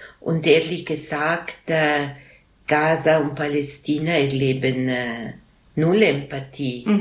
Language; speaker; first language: German; non-native, fluent; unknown